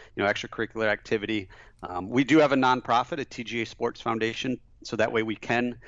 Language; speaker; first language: English; native; English